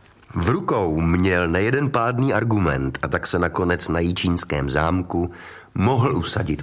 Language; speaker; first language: Czech; native; Czech